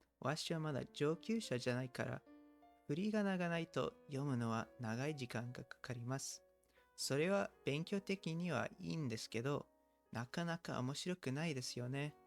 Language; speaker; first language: Japanese; non-native, learner; English